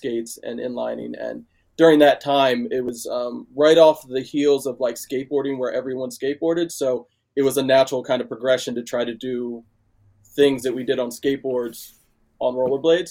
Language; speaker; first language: English; native; English